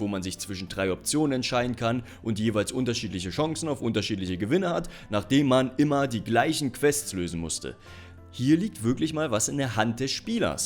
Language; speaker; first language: German; native; German